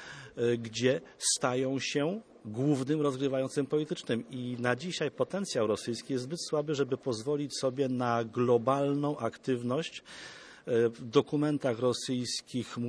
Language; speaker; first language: Polish; native; Polish